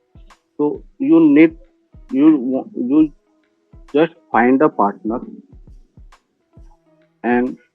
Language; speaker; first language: English; non-native, learner; Hindi